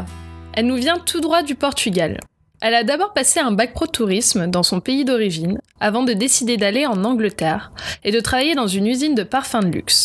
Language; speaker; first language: French; native; French